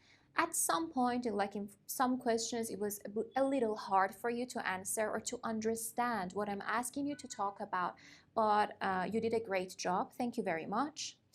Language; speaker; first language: English; non-native, fluent; Persian